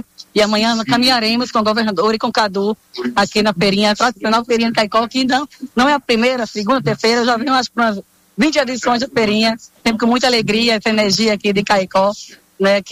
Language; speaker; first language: Portuguese; native; Portuguese